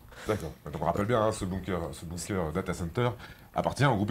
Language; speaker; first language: French; native; French